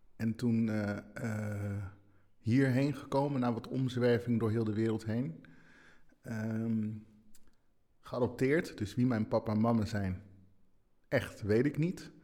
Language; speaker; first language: Dutch; early bilingual, other home language; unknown